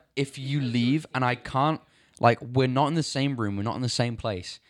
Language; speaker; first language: English; native; English